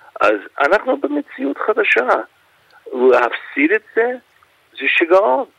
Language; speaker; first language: Hebrew; non-native, fluent; English